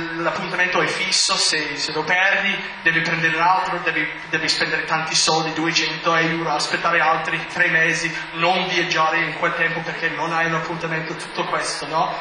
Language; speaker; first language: Italian; non-native, fluent; English